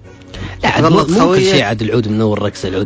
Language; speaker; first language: Arabic; native; Arabic